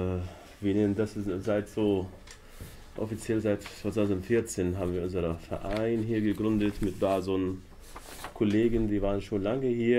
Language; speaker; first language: German; non-native, learner; Arabic